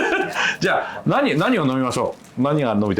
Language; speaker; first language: Japanese; native; Japanese